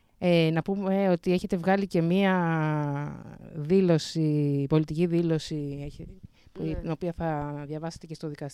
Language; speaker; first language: Greek; native; Greek